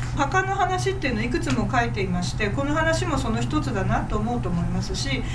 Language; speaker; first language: Japanese; native; Japanese